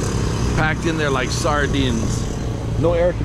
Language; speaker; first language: English; native; English